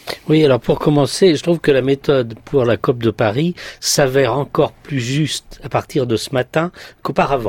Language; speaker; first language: French; native; French